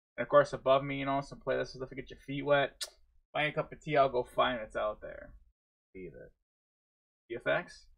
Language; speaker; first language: English; native; English